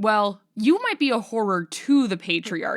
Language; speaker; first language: English; native; English